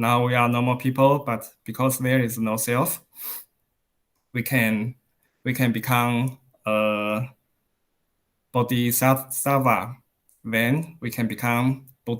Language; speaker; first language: English; non-native, learner; Chinese